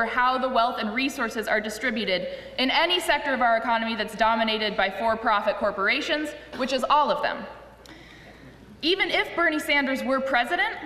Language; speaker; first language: English; native; English